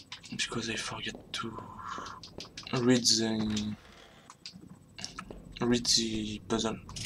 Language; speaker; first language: English; non-native, learner; French